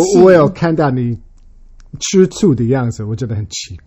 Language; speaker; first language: Chinese; early bilingual, heritage; Chinese